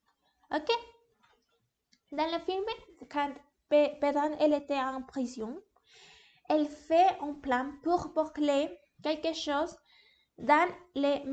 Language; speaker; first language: French; non-native, learner; English